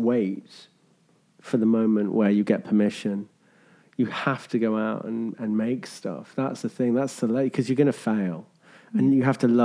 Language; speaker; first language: English; native; English